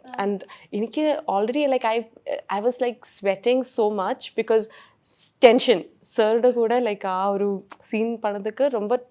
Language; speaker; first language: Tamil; non-native, learner; Malayalam